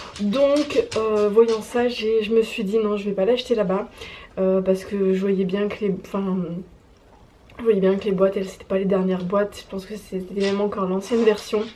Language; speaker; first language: French; native; French